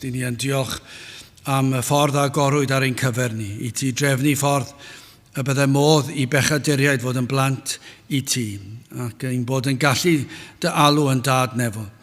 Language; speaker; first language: Welsh; native; Welsh